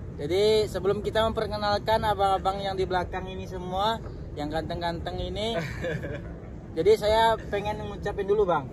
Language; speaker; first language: Indonesian; native; Indonesian